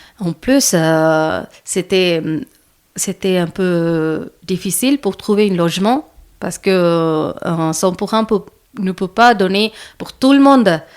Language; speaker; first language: French; non-native, learner; Malayalam